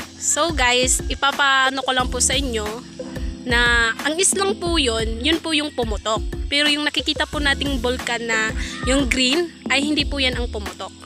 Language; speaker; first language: Filipino; non-native, local second language; Masbatenyo